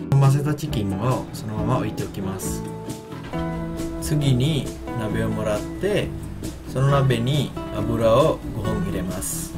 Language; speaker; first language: Japanese; non-native, learner; Sinhala